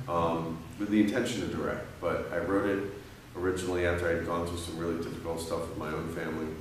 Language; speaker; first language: English; native; English